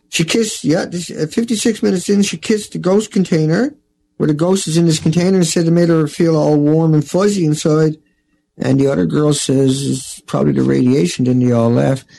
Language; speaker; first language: English; native; English